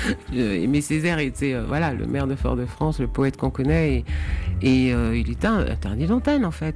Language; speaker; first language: French; native; French